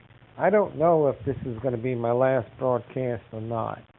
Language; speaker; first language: English; native; English